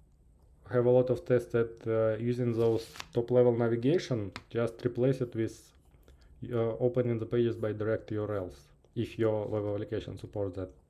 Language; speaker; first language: English; non-native, fluent; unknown